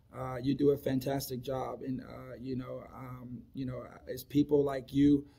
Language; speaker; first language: English; native; English